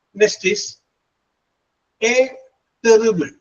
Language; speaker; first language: English; non-native, fluent; Malayalam